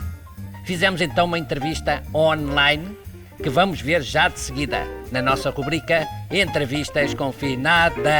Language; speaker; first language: Portuguese; native; Portuguese